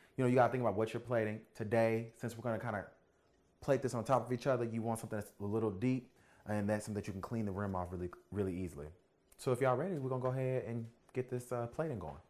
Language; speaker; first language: English; native; English